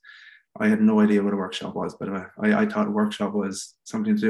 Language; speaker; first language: English; native; English